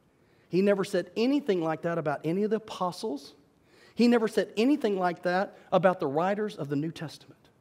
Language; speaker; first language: English; native; English